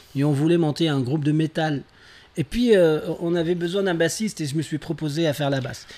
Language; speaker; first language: French; non-native, local second language; Arabic